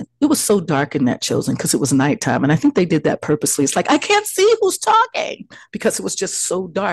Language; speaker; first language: English; native; English